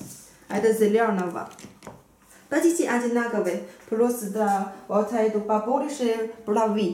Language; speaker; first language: Russian; non-native, learner; Chinese